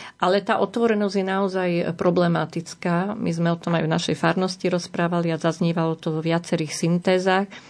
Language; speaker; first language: Slovak; native; Slovak